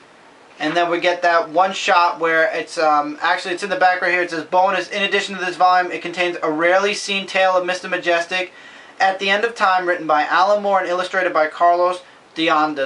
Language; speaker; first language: English; native; English